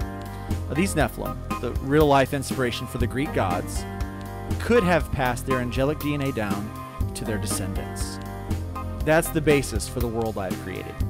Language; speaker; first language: English; native; English